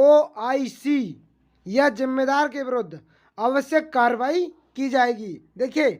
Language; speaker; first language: Hindi; native; Hindi